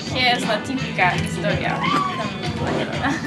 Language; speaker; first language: Spanish; non-native, learner; English